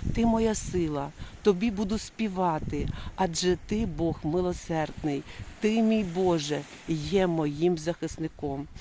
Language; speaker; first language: Ukrainian; non-native, local second language; Russian